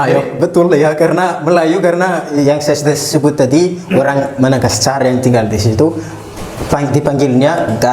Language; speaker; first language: Indonesian; non-native, fluent; Malagasy